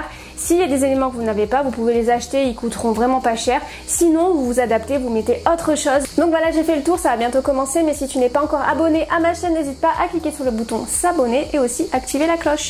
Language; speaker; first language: French; native; French